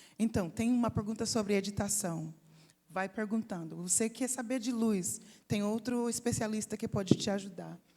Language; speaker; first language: Portuguese; non-native, fluent; English